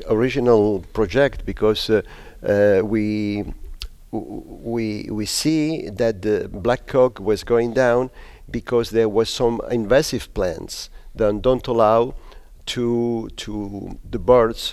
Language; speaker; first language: English; non-native, learner; Spanish